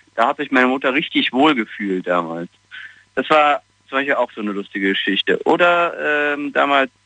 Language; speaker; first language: German; non-native, fluent; Italian